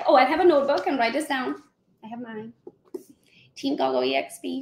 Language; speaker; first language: English; non-native, fluent; Hungarian